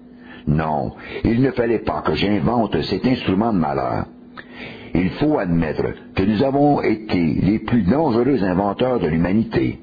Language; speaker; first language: French; native; French